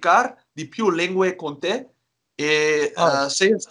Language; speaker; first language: Italian; non-native, learner; Dutch